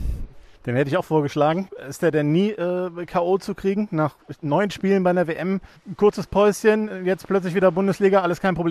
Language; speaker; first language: German; native; German